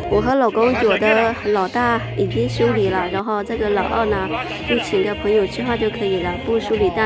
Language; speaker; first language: Chinese; non-native, fluent; Lao